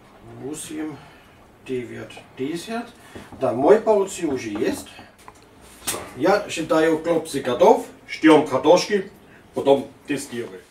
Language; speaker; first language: Russian; non-native, learner; German